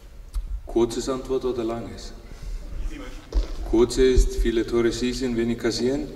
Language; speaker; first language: German; non-native, fluent; Icelandic